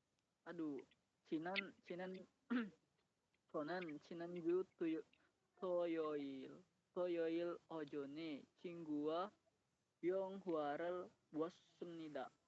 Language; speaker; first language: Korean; non-native, learner; Indonesian